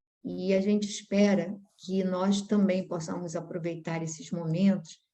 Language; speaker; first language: Portuguese; native; Portuguese